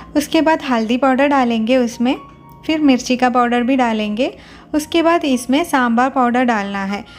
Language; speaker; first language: Hindi; non-native, local second language; Malayalam